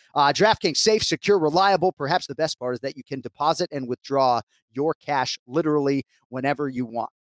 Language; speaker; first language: English; native; English